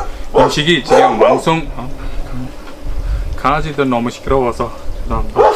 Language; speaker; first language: Korean; non-native, learner; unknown